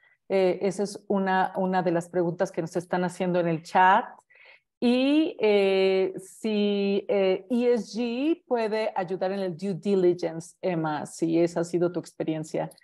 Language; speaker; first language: Spanish; native; Spanish